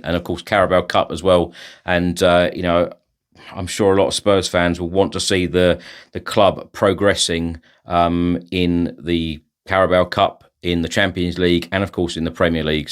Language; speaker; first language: English; native; English